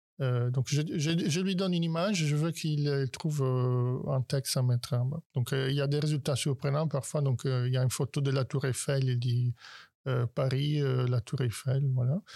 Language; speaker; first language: French; non-native, fluent; Italian